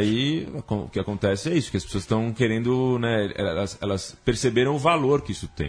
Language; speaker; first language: Portuguese; native; Portuguese